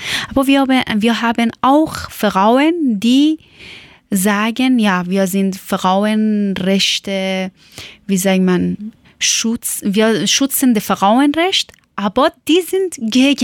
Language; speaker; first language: German; non-native, learner; Persian